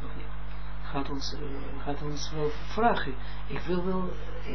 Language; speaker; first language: Dutch; non-native, fluent; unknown